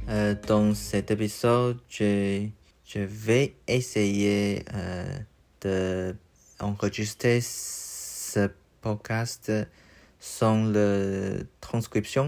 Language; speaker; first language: French; non-native, learner; Chinese